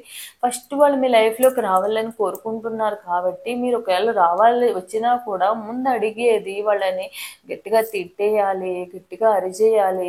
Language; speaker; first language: Telugu; native; Telugu